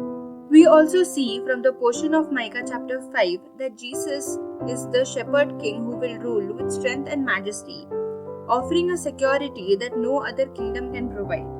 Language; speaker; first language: English; non-native, local second language; Malayalam